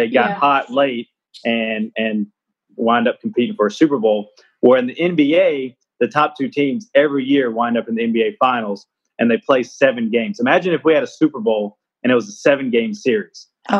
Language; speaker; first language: English; native; English